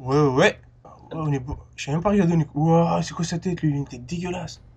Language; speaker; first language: French; native; French